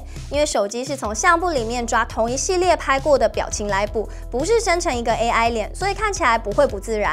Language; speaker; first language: Chinese; native; Chinese